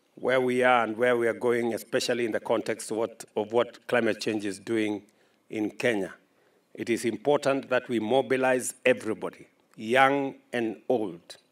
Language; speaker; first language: English; non-native, local second language; Kalenjin